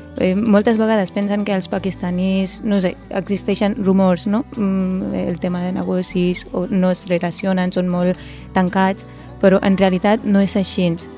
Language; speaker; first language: Catalan; early bilingual, other home language; Punjabi